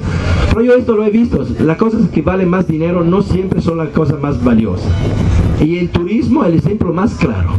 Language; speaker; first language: Spanish; non-native, fluent; Italian